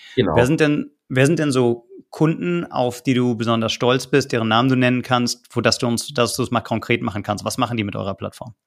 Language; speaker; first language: German; native; German